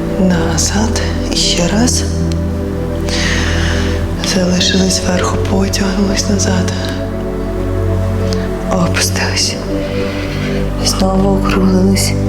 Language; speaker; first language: Ukrainian; native; Ukrainian